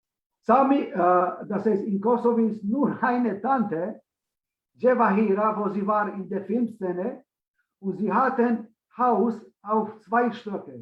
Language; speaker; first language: German; non-native, fluent; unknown